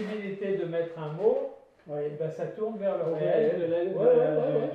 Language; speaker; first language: French; native; French